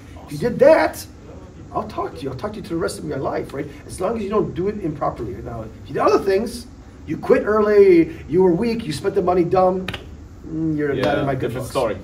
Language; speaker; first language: English; early bilingual, other home language; Polish